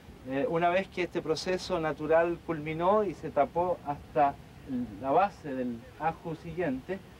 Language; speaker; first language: Spanish; native; Spanish